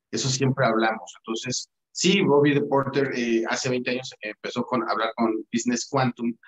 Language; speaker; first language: Spanish; native; Spanish